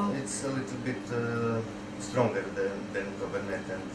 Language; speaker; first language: English; non-native, learner; Croatian